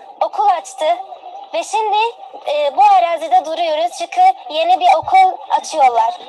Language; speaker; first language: Turkish; early bilingual, other home language; Arabic